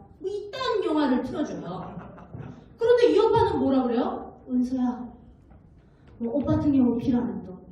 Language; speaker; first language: Korean; native; Korean